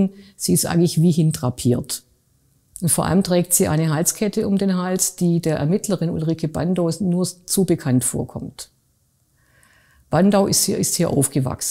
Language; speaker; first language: German; native; German